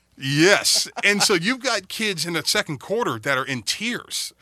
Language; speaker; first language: English; native; English